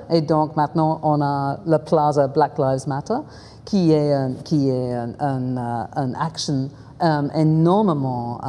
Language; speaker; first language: French; non-native, fluent; English